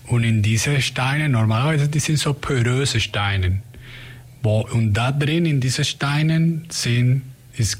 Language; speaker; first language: German; non-native, fluent; Spanish